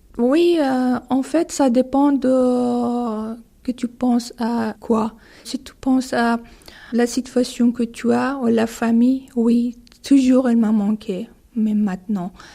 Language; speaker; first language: French; non-native, learner; Persian